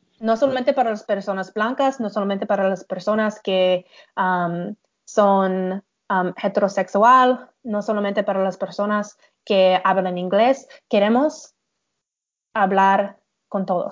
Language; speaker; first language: Spanish; non-native, learner; English